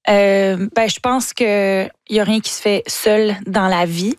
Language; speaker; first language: French; native; French